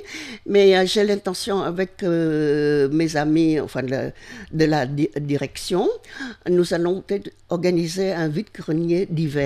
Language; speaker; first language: French; non-native, fluent; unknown